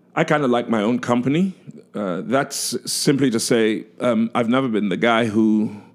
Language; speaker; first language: English; non-native, local second language; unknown